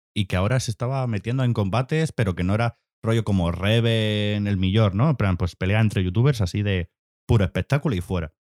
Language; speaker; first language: Spanish; native; Spanish